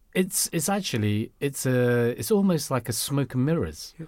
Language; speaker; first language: English; non-native, local second language; Cantonese